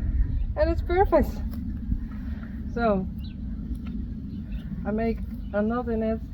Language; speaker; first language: English; non-native, learner; Western Frisian